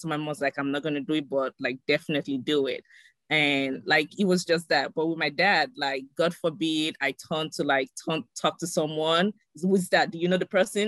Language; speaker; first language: English; non-native, local second language; Yoruba